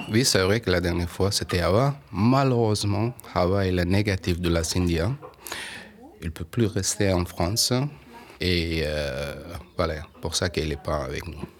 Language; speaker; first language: French; non-native, learner; Persian